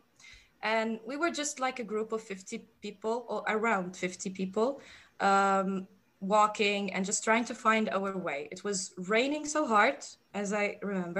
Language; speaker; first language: English; non-native, fluent; Arabic